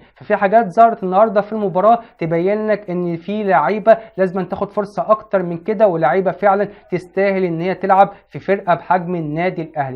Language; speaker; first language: Arabic; native; Arabic